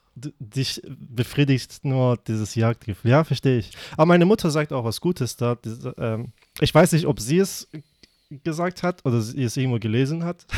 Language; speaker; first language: German; early bilingual, other home language; Persian